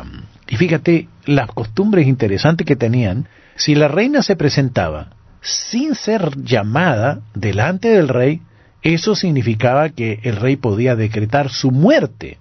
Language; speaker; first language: Spanish; native; Spanish